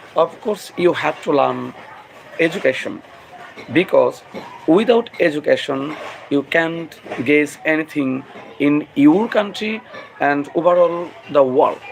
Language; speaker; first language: English; non-native, local second language; Bangla